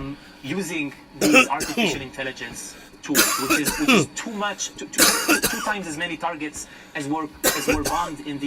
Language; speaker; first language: English; non-native, fluent; Hebrew